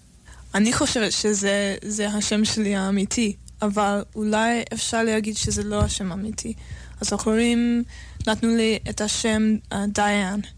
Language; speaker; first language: Hebrew; non-native, learner; English